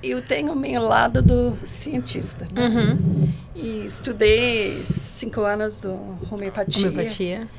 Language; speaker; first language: Portuguese; non-native, learner; English